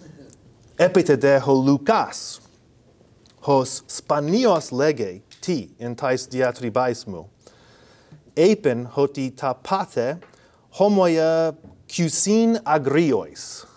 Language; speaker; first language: Greek; non-native, fluent; English